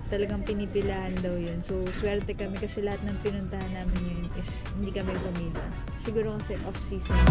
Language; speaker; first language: Filipino; native; Filipino